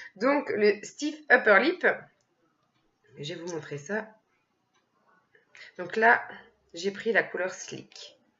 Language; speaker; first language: French; native; French